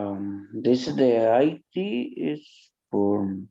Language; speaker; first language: English; non-native, learner; Spanish